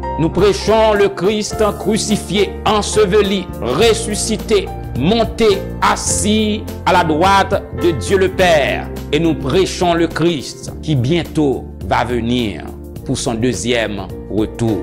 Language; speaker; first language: French; native; French